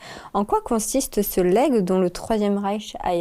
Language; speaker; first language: French; native; French